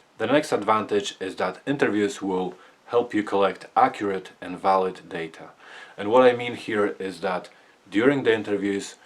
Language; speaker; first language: English; non-native, fluent; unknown